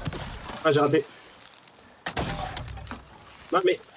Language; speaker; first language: French; native; French